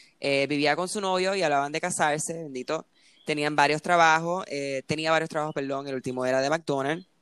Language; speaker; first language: Spanish; early bilingual, heritage; Spanish